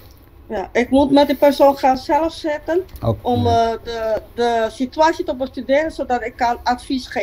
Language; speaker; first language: Dutch; non-native, local second language; Papiamento